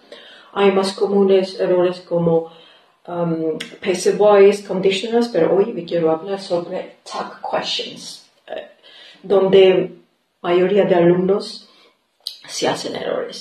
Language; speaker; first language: Spanish; non-native, fluent; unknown